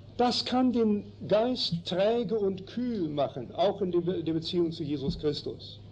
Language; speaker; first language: German; early bilingual, heritage; German